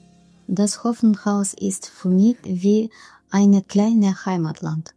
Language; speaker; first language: German; non-native, learner; Russian